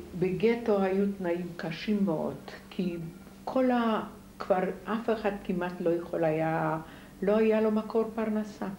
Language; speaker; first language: Hebrew; non-native, fluent; Polish